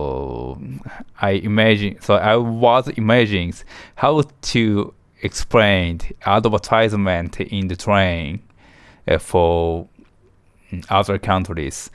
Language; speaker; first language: English; non-native, learner; Japanese